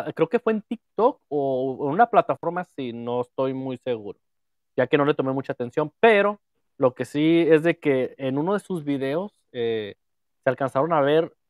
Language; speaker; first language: Spanish; native; Spanish